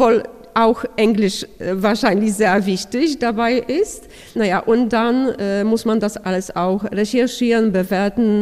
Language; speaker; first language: German; non-native, fluent; Polish